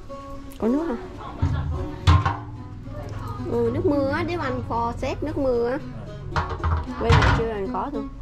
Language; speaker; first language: Vietnamese; non-native, learner; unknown